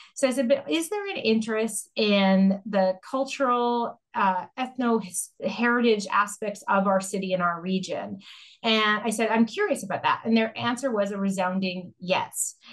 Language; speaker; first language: English; native; English